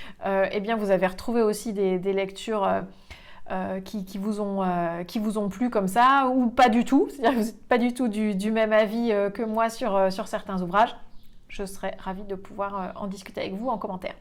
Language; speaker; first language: French; native; French